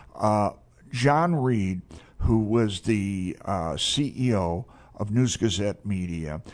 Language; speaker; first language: English; native; English